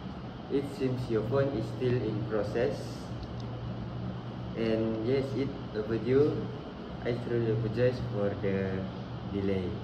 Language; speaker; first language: English; non-native, fluent; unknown